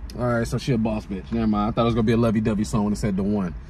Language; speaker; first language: English; native; English